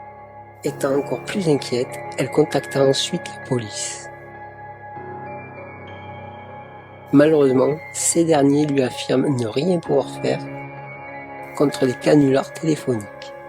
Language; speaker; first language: French; native; French